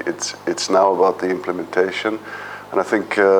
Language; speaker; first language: English; non-native, fluent; German